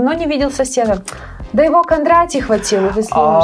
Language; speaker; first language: Russian; native; Russian